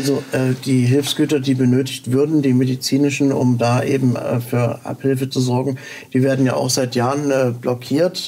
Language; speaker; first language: German; native; German